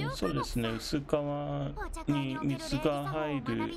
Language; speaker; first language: Japanese; native; Japanese